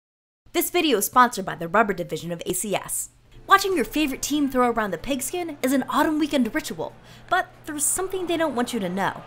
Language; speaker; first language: English; native; English